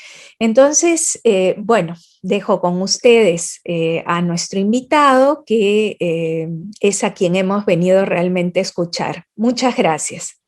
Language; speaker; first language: Spanish; native; Spanish